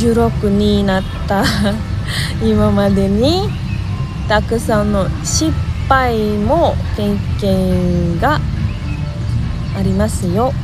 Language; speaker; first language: Japanese; non-native, learner; Indonesian